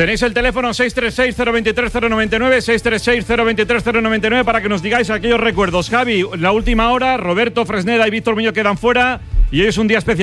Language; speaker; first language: Spanish; native; Spanish